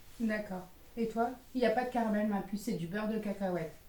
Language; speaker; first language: French; native; French